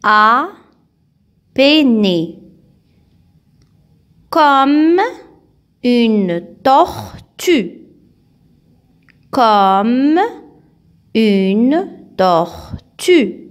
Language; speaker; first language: French; non-native, local second language; Arabic